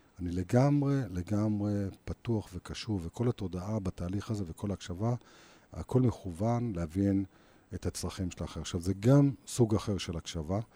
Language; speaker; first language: Hebrew; native; Hebrew